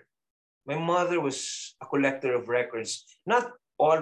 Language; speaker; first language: English; non-native, local second language; Cebuano